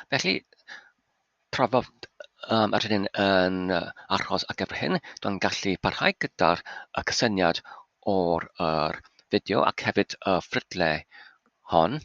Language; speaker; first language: Welsh; non-native, fluent; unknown